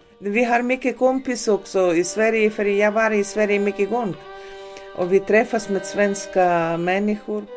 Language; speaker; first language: Swedish; early bilingual, heritage; Swedish